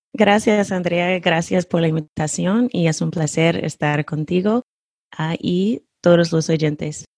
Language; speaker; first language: Spanish; non-native, fluent; English